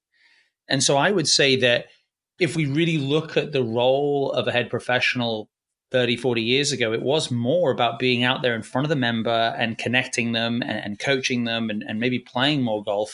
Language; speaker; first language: English; native; English